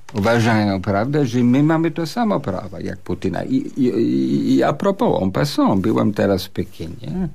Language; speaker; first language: Polish; non-native, fluent; English